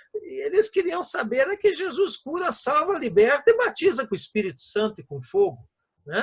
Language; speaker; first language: Portuguese; native; Portuguese